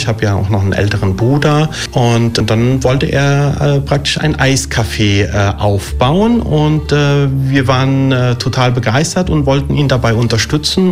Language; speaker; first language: German; early bilingual, other home language; Italian